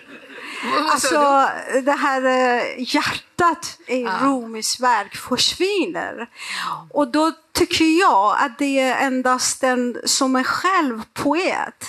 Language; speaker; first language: Swedish; non-native, fluent; Persian